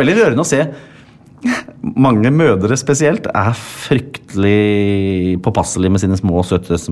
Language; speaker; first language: Norwegian; native; Norwegian